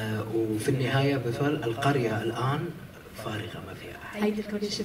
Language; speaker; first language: Arabic; native; Arabic